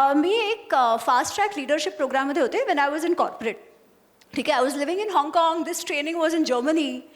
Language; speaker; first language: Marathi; non-native, local second language; Gujarati